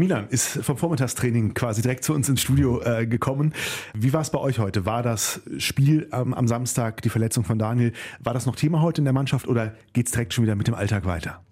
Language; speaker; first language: German; native; German